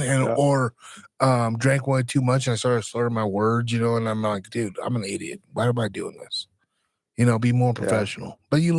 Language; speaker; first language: English; native; English